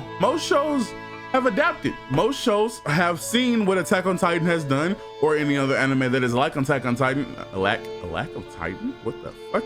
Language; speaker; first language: English; native; English